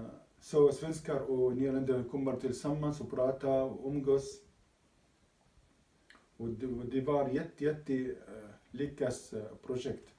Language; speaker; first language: Swedish; non-native, learner; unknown